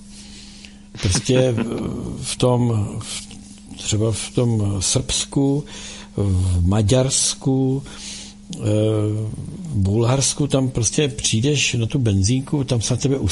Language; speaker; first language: Czech; native; Czech